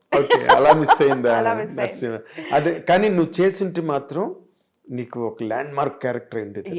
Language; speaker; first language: Telugu; native; Telugu